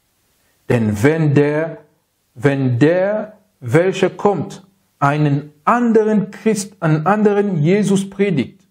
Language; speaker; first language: German; non-native, learner; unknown